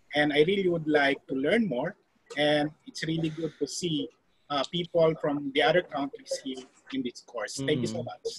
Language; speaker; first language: English; non-native, fluent; Korean